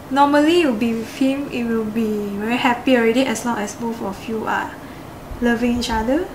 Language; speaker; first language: English; non-native, local second language; Chinese